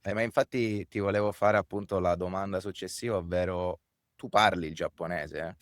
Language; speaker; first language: Italian; native; Italian